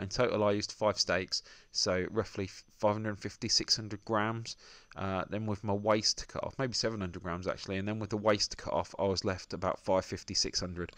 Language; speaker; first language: English; native; English